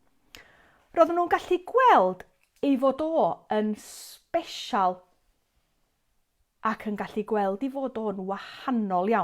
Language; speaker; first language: Welsh; native; Welsh